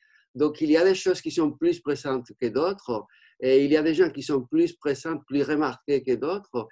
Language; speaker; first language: French; non-native, fluent; Spanish